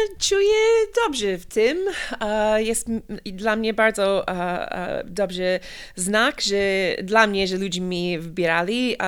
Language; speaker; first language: Polish; non-native, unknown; English